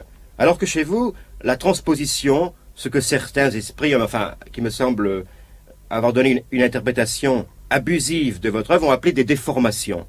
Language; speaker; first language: French; native; French